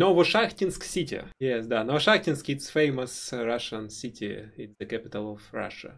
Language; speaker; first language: English; non-native, learner; Russian